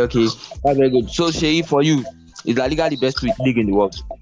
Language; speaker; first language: English; non-native, local second language; Yoruba